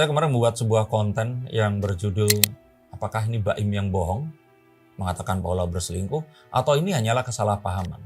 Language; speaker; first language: Indonesian; native; Indonesian